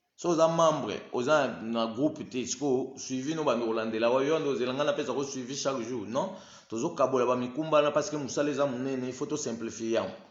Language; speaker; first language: Lingala; non-native, local second language; Kongo